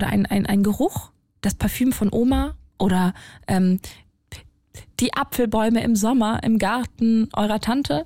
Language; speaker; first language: German; native; German